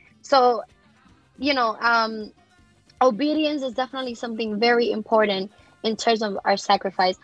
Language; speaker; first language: English; early bilingual, other home language; Spanish